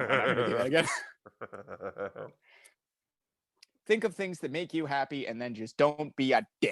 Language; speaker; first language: English; native; English